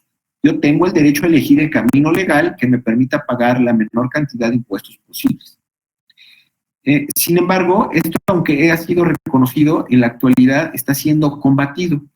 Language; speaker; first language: Spanish; native; Spanish